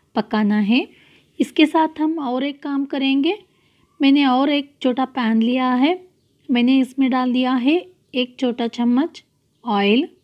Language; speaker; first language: Hindi; non-native, local second language; Kannada